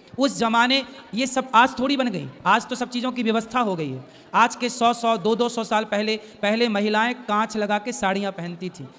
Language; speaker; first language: Hindi; native; Hindi